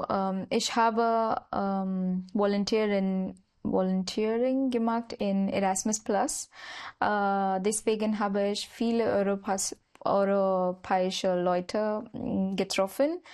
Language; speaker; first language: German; non-native, learner; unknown